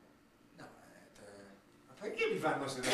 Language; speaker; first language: Spanish; non-native, learner; Italian